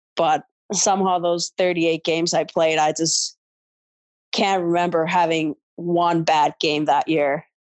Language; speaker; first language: English; non-native, fluent; Finnish